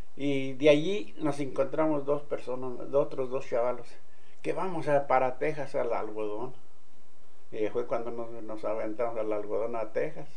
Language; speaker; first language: Spanish; native; Spanish